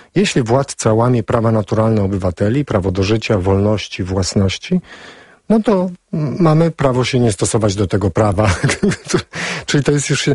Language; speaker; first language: Polish; native; Polish